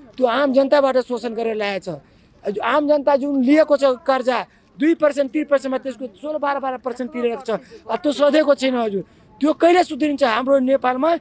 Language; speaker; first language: Nepali; non-native, local second language; Maithili